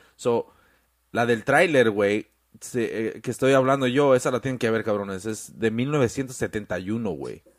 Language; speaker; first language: Spanish; early bilingual, heritage; Spanish